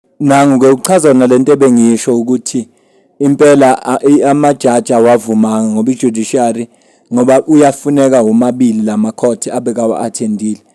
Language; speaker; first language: Zulu; native; Zulu